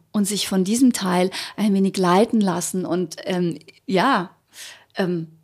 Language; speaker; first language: German; early bilingual, other home language; Croatian